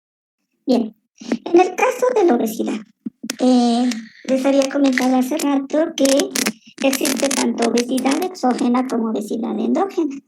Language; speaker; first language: Spanish; native; Spanish